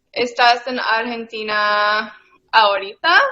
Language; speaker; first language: Spanish; non-native, learner; English